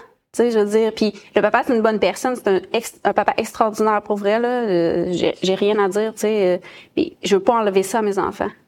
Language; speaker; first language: French; native; French